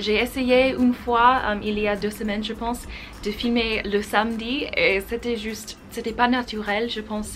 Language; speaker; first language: French; non-native, fluent; English